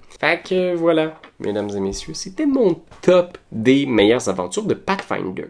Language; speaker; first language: French; native; French